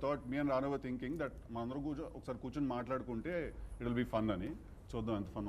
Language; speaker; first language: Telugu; native; Telugu